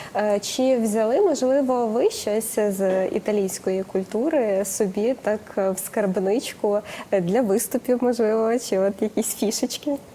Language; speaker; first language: Ukrainian; native; Ukrainian